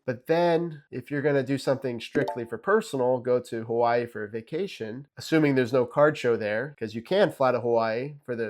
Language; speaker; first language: English; native; English